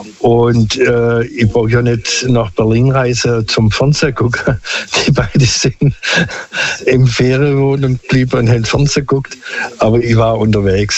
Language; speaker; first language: German; non-native, local second language; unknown